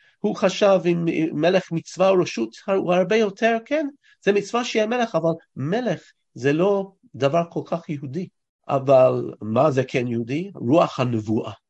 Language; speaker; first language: Hebrew; non-native, fluent; English